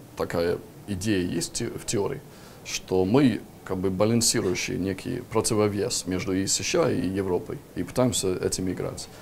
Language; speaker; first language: Russian; non-native, fluent; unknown